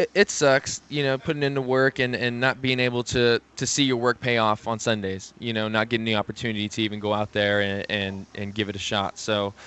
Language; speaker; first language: English; native; English